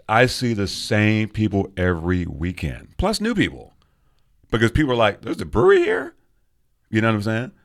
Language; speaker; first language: English; native; English